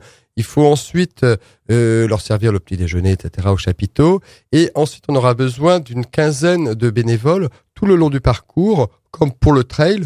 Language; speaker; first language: French; native; French